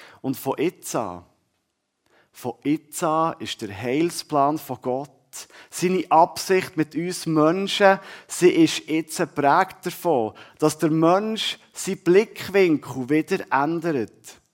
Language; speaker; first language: German; native; German